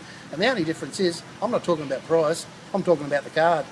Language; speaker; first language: English; native; English